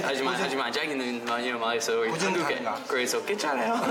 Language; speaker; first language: Korean; non-native, learner; English